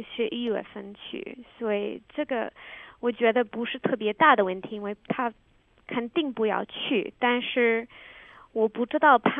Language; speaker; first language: Chinese; non-native, fluent; English